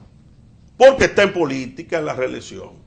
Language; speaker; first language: Spanish; native; Spanish